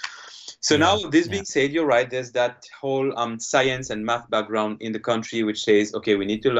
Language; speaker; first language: English; non-native, fluent; Morisyen